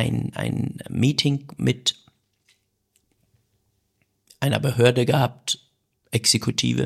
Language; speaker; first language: German; non-native, fluent; Persian